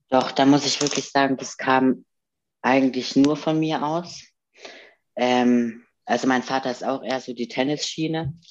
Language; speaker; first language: German; native; German